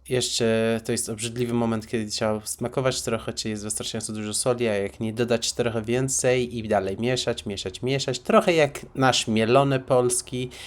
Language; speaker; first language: Polish; non-native, fluent; Persian